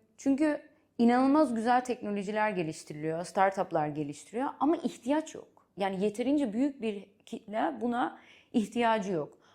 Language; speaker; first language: Turkish; early bilingual, heritage; Turkish